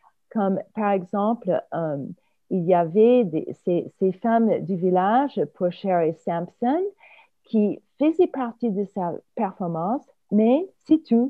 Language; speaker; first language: French; non-native, fluent; English